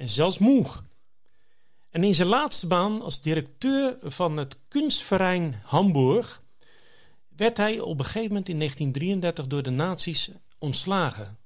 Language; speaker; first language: Dutch; native; Dutch